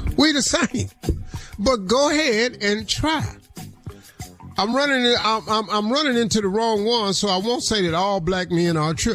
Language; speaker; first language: English; native; English